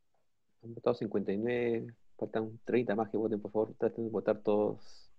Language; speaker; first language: Spanish; native; Spanish